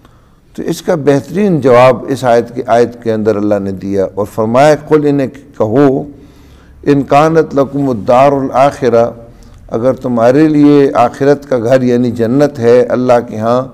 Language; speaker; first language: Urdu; native; Urdu